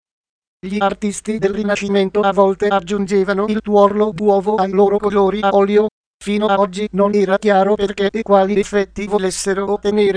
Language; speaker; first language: Italian; native; Italian